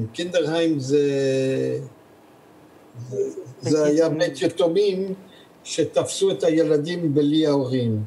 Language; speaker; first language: Hebrew; early bilingual, other home language; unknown